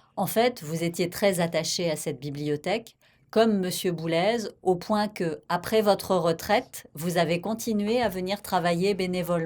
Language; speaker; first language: French; native; French